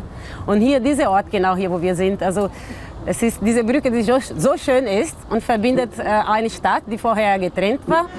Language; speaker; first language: German; non-native, fluent; Portuguese